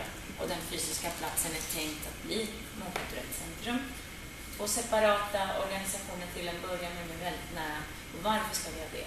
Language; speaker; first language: Swedish; native; Swedish